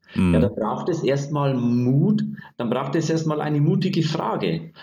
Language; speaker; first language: German; native; German